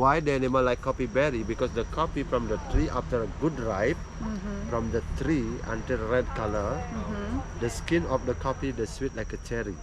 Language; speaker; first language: English; non-native, learner; Indonesian